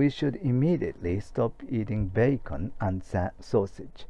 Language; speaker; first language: English; non-native, fluent; Japanese